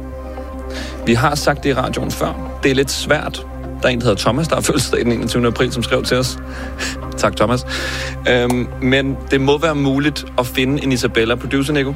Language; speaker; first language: Danish; native; Danish